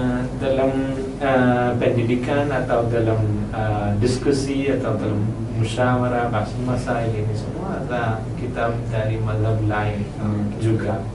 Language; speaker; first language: Indonesian; non-native, learner; Malayalam